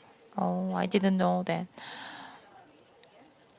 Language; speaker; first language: English; non-native, learner; Korean